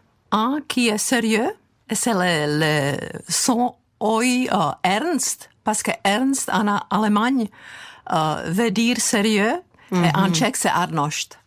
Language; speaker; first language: French; non-native, learner; Czech